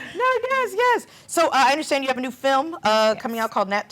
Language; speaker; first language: English; native; English